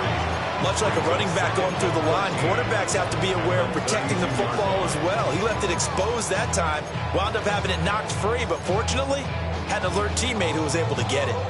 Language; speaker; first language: English; native; English